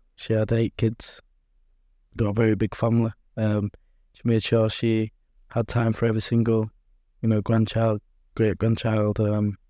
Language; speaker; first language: English; native; English